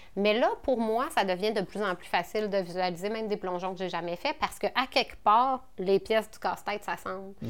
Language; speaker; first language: French; native; French